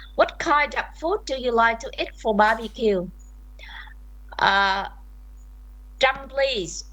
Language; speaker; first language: English; non-native, fluent; Vietnamese